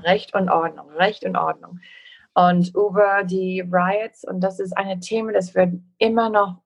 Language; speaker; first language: German; non-native, fluent; English